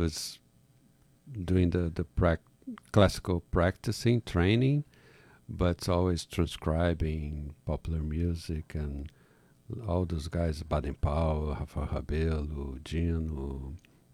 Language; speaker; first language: English; non-native, fluent; Portuguese